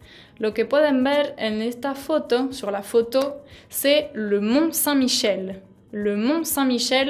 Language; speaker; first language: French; non-native, fluent; Spanish